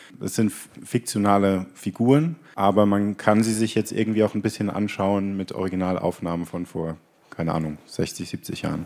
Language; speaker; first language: German; native; German